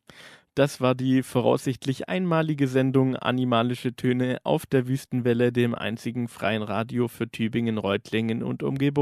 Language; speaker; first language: German; native; German